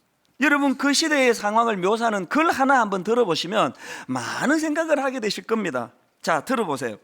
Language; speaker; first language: Korean; native; Korean